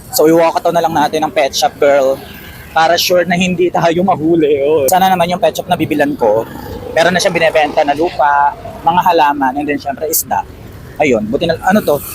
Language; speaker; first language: Filipino; native; Filipino